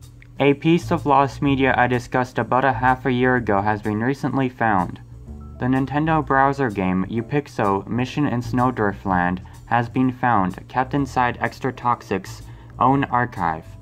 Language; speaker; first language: English; native; English